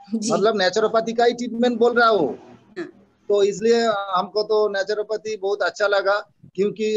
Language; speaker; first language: Hindi; non-native, local second language; Bangla